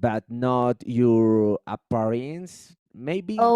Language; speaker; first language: English; non-native, learner; Spanish